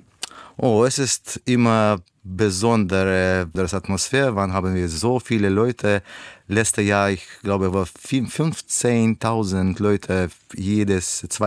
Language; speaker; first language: German; non-native, learner; Russian